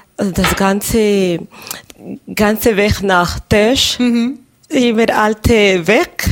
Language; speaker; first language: German; non-native, learner; Spanish